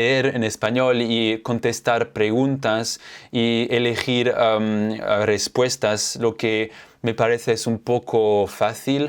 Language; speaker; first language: Spanish; non-native, fluent; French